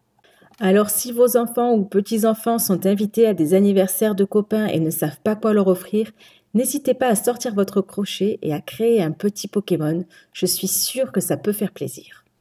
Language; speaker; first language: French; native; French